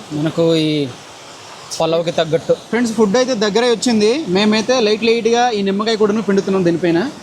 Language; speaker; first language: Telugu; non-native, local second language; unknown